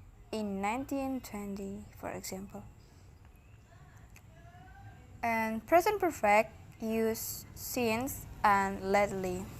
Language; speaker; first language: English; non-native, learner; Indonesian